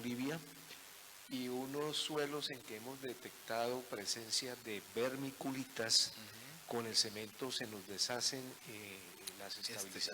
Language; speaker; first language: Spanish; native; Spanish